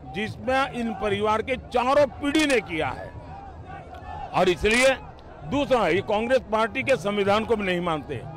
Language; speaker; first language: Hindi; non-native, local second language; Gujarati